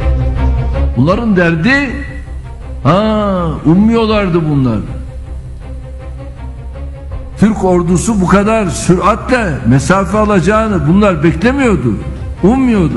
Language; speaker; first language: Turkish; native; Turkish